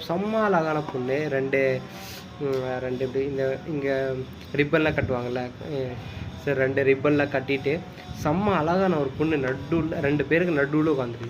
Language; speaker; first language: Tamil; non-native, local second language; Hindi